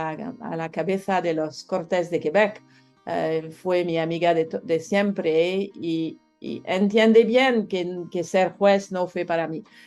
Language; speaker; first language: Spanish; non-native, learner; French